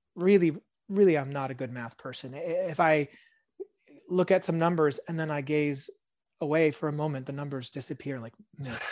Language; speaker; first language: English; early bilingual, other home language; Hebrew